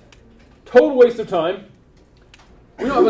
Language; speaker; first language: English; native; English